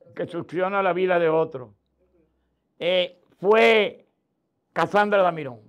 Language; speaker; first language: Spanish; native; Spanish